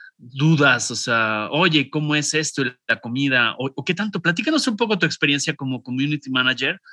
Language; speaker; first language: Spanish; native; Spanish